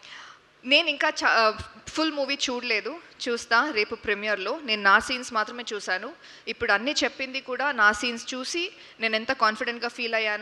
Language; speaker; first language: Telugu; non-native, local second language; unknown